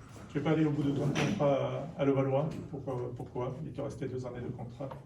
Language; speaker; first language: French; native; French